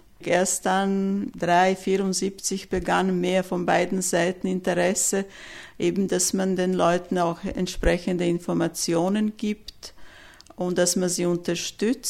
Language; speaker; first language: German; non-native, fluent; Serbian